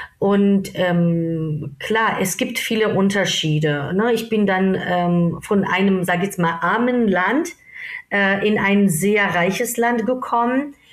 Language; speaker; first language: German; non-native, fluent; Georgian